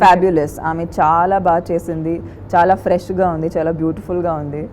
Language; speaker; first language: Telugu; non-native, fluent; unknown